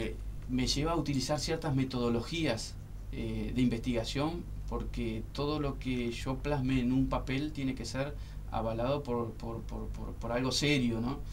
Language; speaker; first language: Spanish; native; Spanish